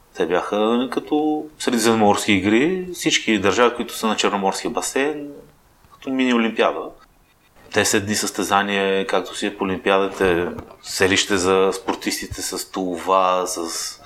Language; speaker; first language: Bulgarian; native; Bulgarian